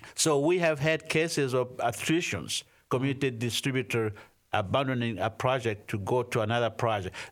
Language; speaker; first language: English; non-native, fluent; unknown